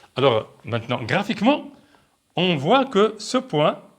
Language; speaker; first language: French; non-native, local second language; Arabic